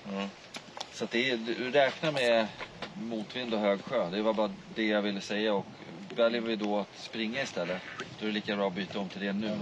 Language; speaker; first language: Swedish; native; Swedish